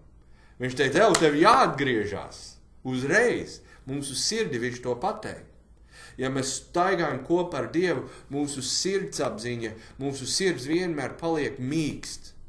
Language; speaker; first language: Latvian; non-native, learner; English